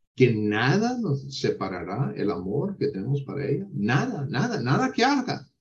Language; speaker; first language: Spanish; non-native, fluent; English